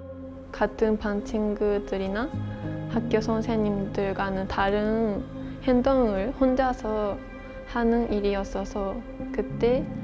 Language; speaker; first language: Korean; non-native, fluent; Japanese